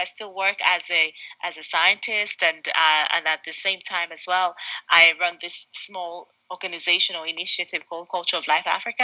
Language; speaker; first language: English; non-native, local second language; Igbo